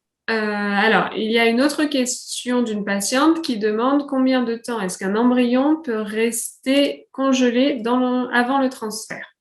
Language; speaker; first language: French; native; French